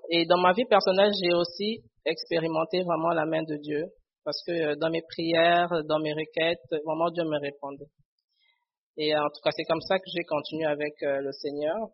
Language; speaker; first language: French; non-native, local second language; Lingala